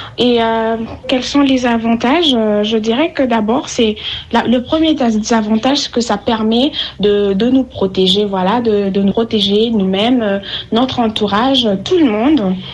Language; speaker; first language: French; non-native, local second language; Lingala